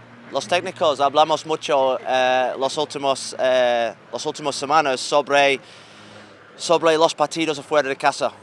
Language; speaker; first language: Spanish; non-native, learner; English